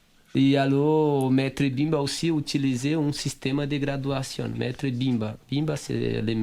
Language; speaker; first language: French; non-native, fluent; Portuguese